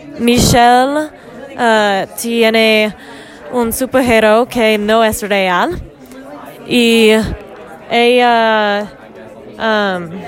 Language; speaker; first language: Spanish; non-native, learner; English